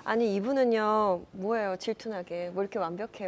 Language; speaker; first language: Korean; native; Korean